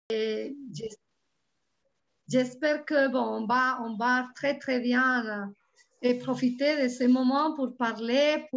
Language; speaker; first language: French; non-native, fluent; Spanish